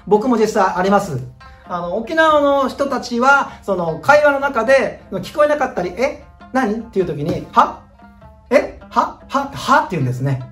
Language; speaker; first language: Japanese; native; Japanese